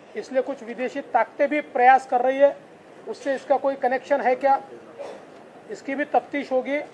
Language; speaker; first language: Hindi; non-native, local second language; Marathi